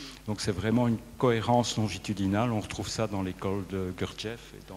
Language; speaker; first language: French; native; French